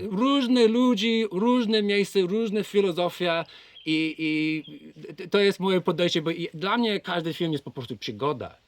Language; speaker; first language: Polish; non-native, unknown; English